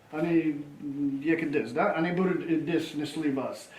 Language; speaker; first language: Russian; non-native, learner; English